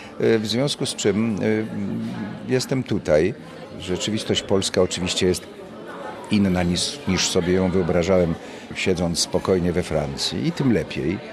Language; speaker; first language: Polish; native; Polish